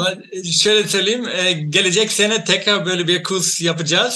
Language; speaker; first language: Turkish; non-native, fluent; Dutch